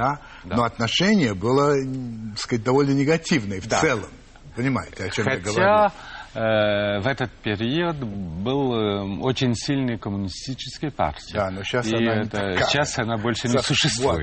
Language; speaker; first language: Russian; non-native, fluent; French